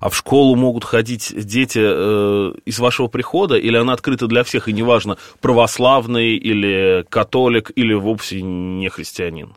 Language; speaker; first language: Russian; native; Russian